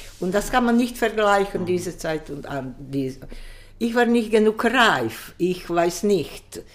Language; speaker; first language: German; non-native, learner; Croatian